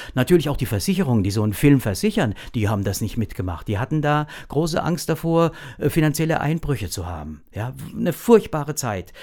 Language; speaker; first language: German; native; German